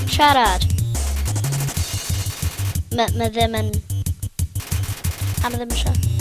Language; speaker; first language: Welsh; non-native, local second language; English